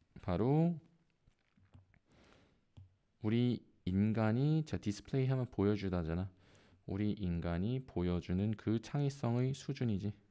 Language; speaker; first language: Korean; native; Korean